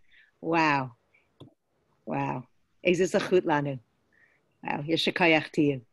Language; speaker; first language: Hebrew; non-native, fluent; English